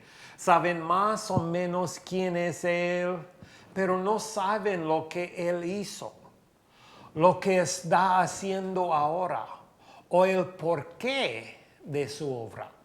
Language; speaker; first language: Spanish; non-native, fluent; English